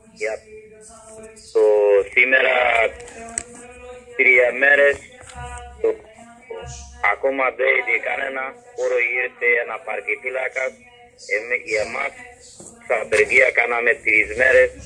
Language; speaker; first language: Greek; non-native, learner; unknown